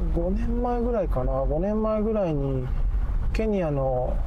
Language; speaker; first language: Japanese; native; Japanese